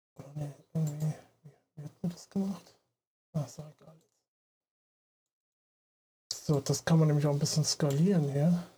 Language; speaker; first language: German; native; German